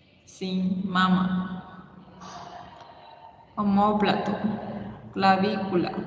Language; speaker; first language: Portuguese; non-native, fluent; Spanish